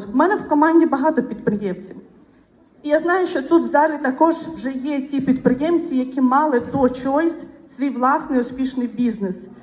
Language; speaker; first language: Ukrainian; non-native, local second language; Russian